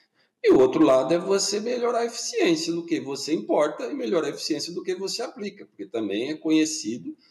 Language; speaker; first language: Portuguese; native; Portuguese